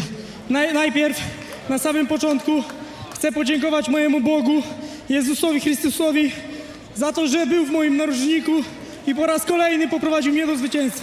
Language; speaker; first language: Polish; native; Polish